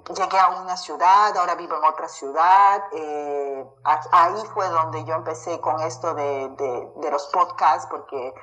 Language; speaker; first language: Spanish; native; Spanish